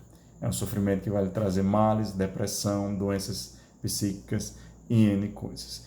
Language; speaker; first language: Portuguese; native; Portuguese